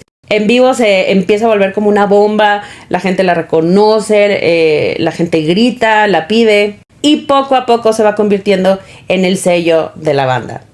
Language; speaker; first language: Spanish; native; Spanish